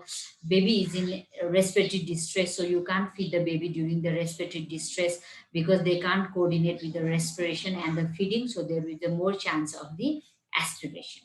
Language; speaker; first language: English; non-native, local second language; Nepali